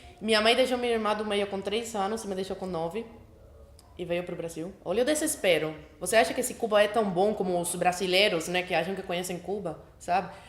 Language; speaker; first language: Portuguese; early bilingual, other home language; Spanish